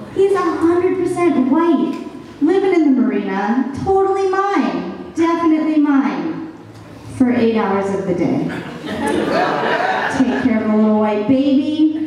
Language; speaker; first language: English; native; English